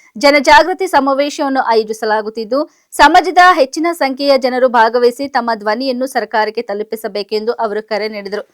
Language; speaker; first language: Kannada; native; Kannada